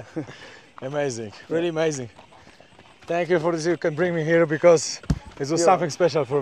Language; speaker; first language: English; non-native, learner; Polish